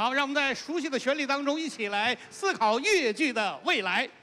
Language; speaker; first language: Chinese; native; Chinese